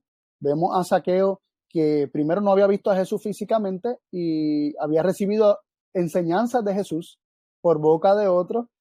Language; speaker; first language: Spanish; native; Spanish